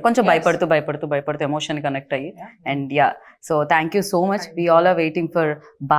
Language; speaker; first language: Telugu; native; Telugu